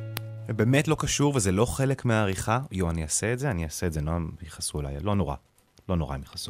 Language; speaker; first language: Hebrew; native; Hebrew